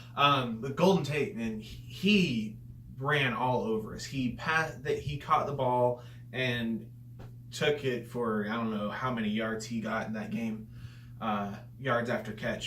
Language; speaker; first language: English; native; English